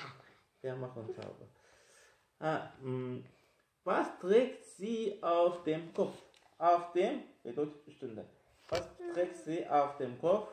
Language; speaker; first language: German; non-native, fluent; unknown